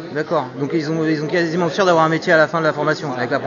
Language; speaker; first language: French; native; French